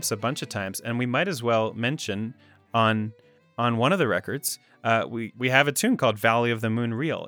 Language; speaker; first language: English; native; English